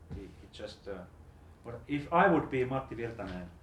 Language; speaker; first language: English; non-native, fluent; Finnish